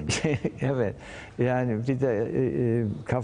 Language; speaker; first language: Turkish; early bilingual, heritage; Turkish